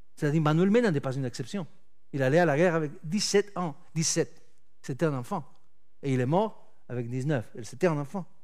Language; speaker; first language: French; non-native, fluent; Spanish